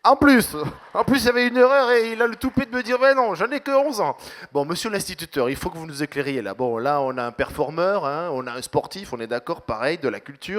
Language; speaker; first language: French; native; French